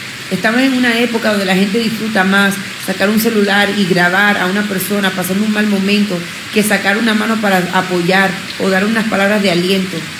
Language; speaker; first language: Spanish; early bilingual, other home language; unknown